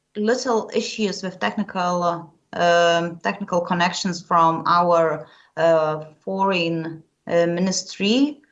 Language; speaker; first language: English; non-native, fluent; Lithuanian